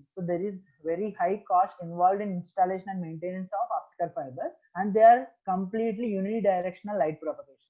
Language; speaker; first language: English; non-native, local second language; Telugu